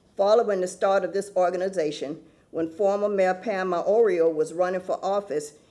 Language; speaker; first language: English; native; English